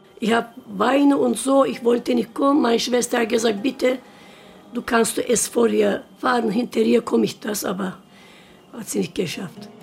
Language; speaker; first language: German; non-native, learner; Turkish